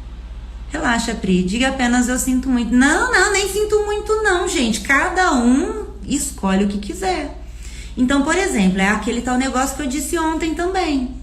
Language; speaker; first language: Portuguese; native; Portuguese